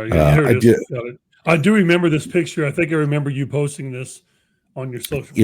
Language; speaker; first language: English; native; English